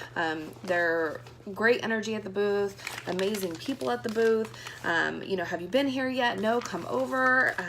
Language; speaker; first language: English; native; English